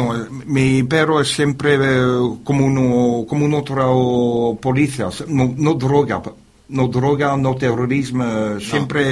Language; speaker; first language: Spanish; non-native, learner; French